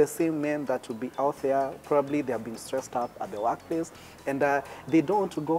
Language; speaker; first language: English; non-native, local second language; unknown